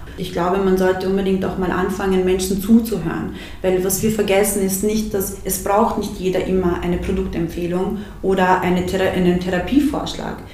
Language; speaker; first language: German; early bilingual, other home language; Bosnian